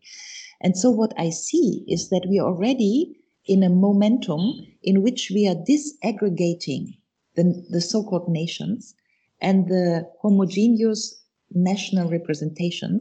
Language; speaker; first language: English; non-native, fluent; German